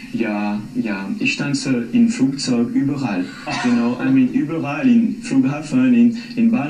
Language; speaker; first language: German; non-native, learner; French